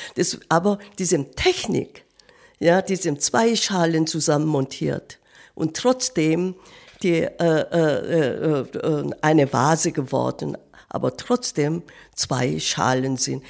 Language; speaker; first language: German; non-native, learner; Korean